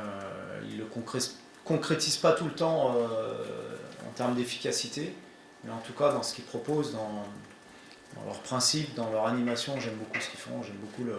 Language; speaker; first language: French; native; French